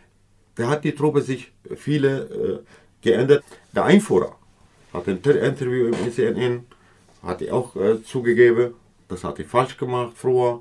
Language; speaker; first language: German; non-native, learner; Kurdish